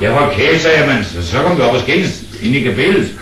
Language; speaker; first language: Danish; native; Danish